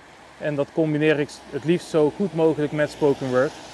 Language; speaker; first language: Dutch; native; Dutch